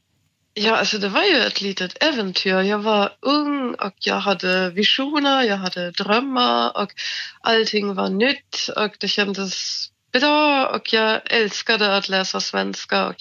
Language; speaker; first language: Swedish; non-native, fluent; German